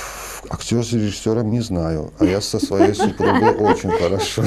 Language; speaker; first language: Russian; non-native, local second language; Azerbaijani